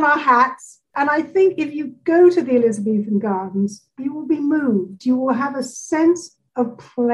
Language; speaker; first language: English; native; English